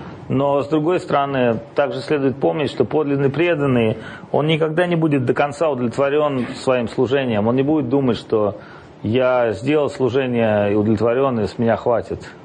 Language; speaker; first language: Russian; native; Russian